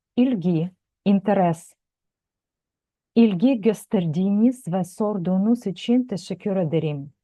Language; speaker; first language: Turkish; non-native, fluent; Ukrainian